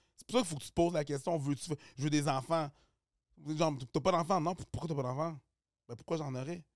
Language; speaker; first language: French; early bilingual, other home language; Haitian Creole